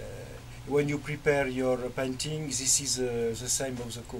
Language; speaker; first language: English; non-native, learner; French